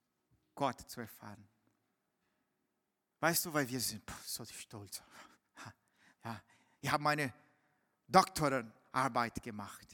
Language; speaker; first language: German; non-native, fluent; Portuguese